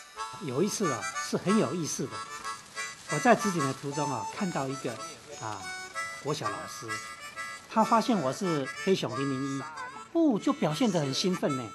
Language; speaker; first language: Chinese; native; Chinese